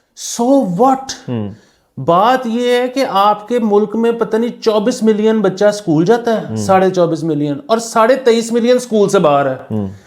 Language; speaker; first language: Urdu; non-native, local second language; Punjabi